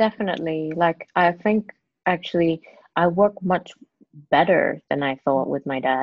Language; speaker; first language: English; non-native, local second language; Cantonese